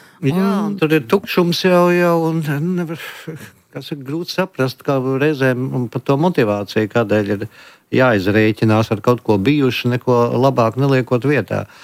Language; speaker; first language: Latvian; native; Latvian